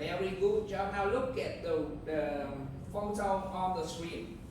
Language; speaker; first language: English; non-native, fluent; Vietnamese